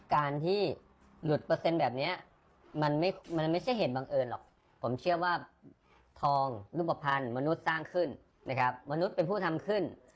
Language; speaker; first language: Thai; native; Thai